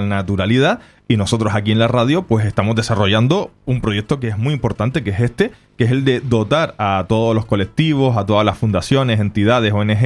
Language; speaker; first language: Spanish; native; Spanish